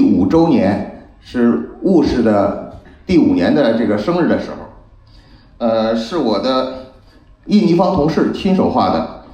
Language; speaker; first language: Chinese; native; Chinese